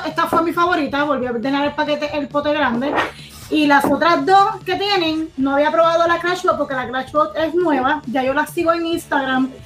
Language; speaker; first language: Spanish; native; Spanish